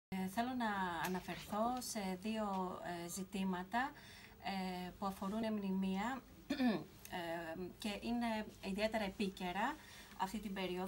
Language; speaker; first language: Greek; native; Greek